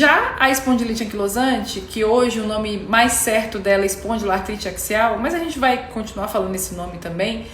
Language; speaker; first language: Portuguese; native; Portuguese